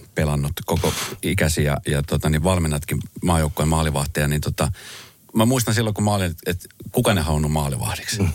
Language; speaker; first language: Finnish; native; Finnish